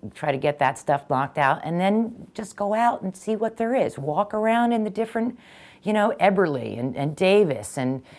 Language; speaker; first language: English; native; English